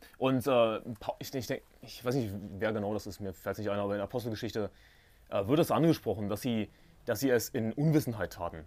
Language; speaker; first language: German; native; German